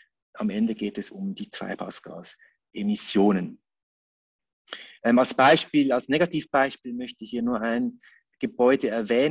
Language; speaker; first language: German; native; German